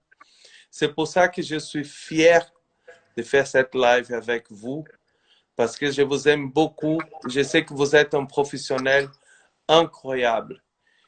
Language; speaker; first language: French; non-native, fluent; Portuguese